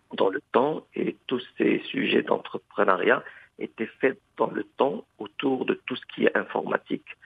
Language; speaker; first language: French; non-native, local second language; Arabic